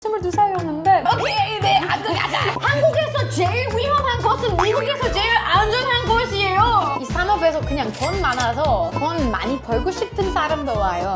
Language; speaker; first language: Korean; non-native, fluent; English